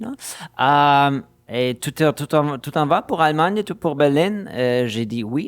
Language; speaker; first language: French; non-native, fluent; German